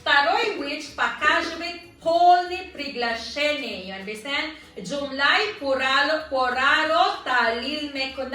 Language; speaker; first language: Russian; non-native, learner; Filipino